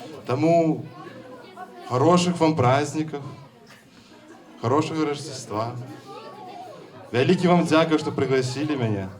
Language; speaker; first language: Belarusian; non-native, local second language; Russian